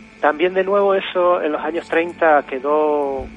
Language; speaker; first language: Spanish; native; Spanish